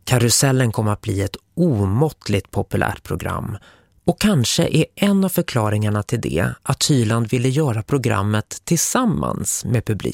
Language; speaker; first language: Swedish; native; Swedish